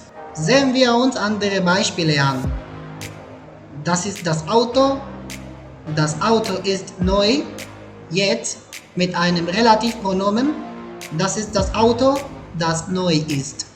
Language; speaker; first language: German; non-native, fluent; Spanish